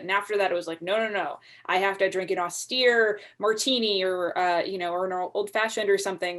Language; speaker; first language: English; native; English